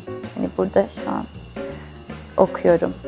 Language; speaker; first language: Turkish; early bilingual, heritage; Turkish